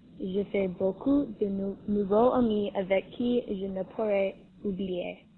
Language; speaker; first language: French; non-native, learner; English